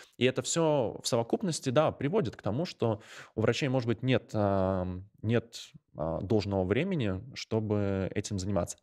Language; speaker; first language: Russian; non-native, local second language; Latvian